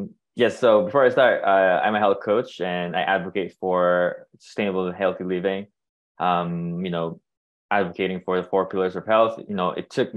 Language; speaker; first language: English; non-native, local second language; Filipino